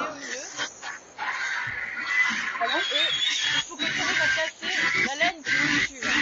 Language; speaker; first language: French; native; French